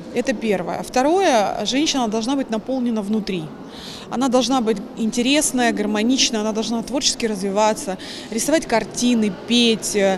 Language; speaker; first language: Russian; native; Russian